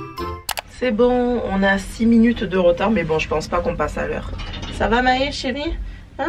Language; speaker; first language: French; native; French